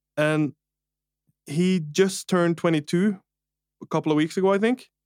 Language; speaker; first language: English; non-native, fluent; Norwegian